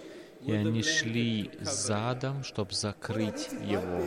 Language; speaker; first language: Russian; non-native, fluent; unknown